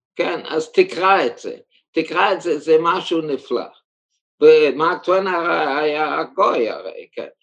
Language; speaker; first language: Hebrew; early bilingual, heritage; German